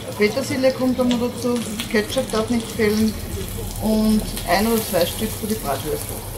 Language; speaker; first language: German; native; German